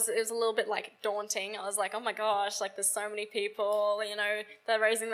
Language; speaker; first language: English; native; English